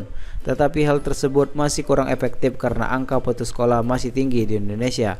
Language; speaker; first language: Indonesian; native; Indonesian